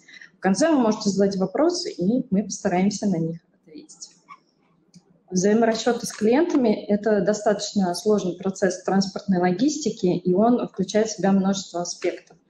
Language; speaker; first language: Russian; native; Russian